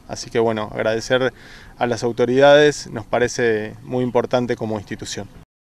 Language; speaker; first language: Spanish; native; Spanish